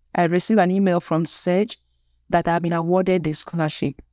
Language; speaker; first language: English; non-native, local second language; Igbo